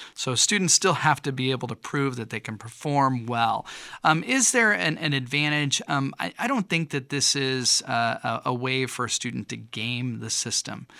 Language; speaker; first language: English; native; English